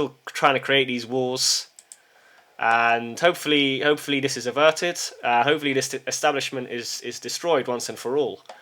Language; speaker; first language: English; early bilingual, heritage; English